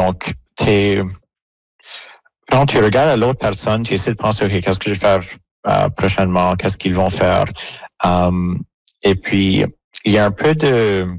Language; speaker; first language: French; native; French